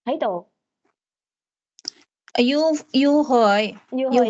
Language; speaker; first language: Cantonese; native; Cantonese